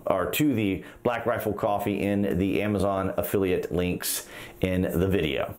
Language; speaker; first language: English; native; English